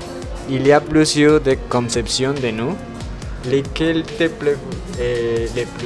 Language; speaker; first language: French; non-native, learner; Spanish